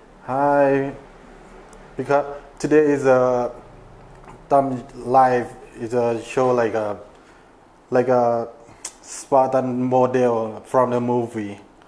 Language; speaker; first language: English; non-native, learner; Thai